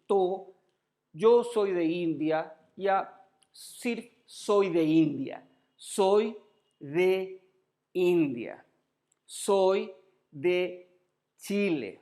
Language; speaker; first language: Spanish; non-native, learner; Urdu